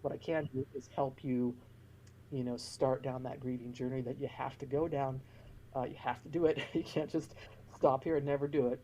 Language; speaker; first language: English; native; English